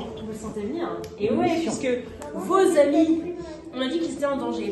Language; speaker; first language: French; native; French